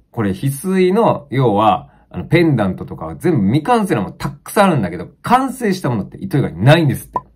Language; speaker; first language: Japanese; native; Japanese